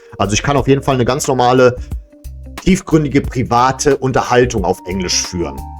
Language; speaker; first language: German; early bilingual, other home language; Serbian